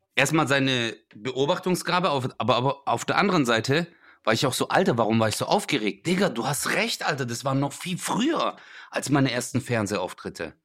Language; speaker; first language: German; early bilingual, other home language; Turkish